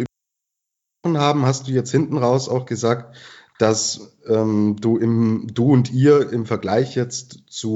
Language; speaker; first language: German; native; German